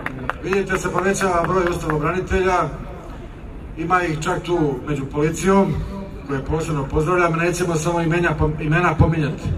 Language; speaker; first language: Bosnian; native; Bosnian